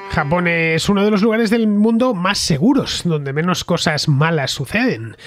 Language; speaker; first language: Spanish; native; Spanish